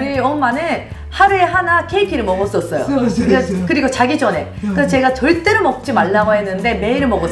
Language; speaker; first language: Korean; non-native, fluent; Japanese